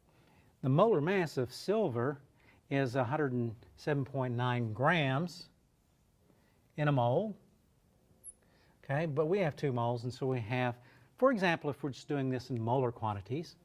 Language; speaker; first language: English; native; English